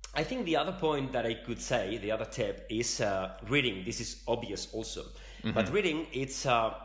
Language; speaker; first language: English; non-native, fluent; Spanish